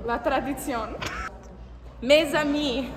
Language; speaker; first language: French; non-native, learner; English